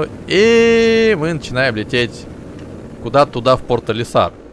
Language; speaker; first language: Russian; native; Russian